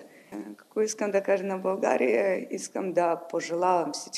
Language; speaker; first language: Bulgarian; non-native, learner; Ukrainian